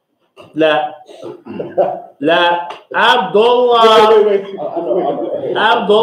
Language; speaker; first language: Arabic; non-native, fluent; English